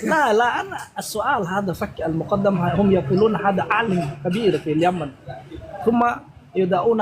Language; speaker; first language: Arabic; non-native, learner; Indonesian